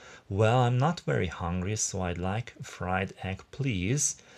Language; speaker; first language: English; non-native, fluent; Hungarian